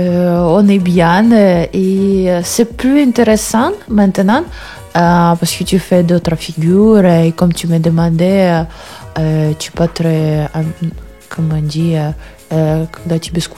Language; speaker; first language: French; non-native, learner; Russian